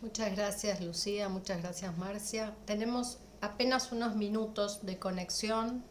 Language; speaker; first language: Spanish; native; Spanish